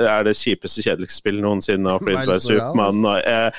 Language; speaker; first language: Norwegian; non-native, fluent; Spanish